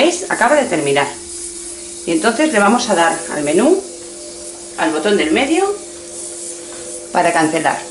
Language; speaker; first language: Spanish; native; Spanish